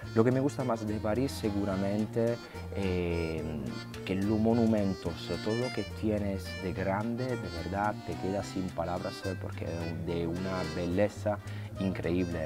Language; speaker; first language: Spanish; non-native, fluent; Italian